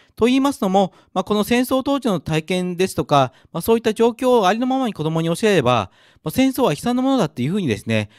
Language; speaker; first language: Japanese; native; Japanese